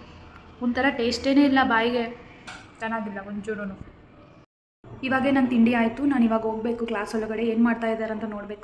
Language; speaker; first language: Kannada; non-native, local second language; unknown